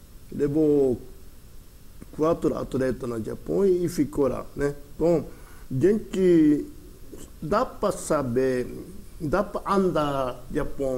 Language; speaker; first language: Portuguese; early bilingual, other home language; Japanese